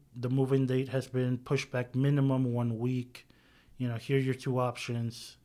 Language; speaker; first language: English; native; English